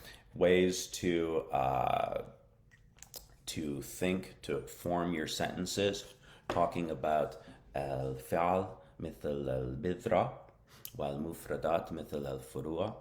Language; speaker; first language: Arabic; non-native, learner; English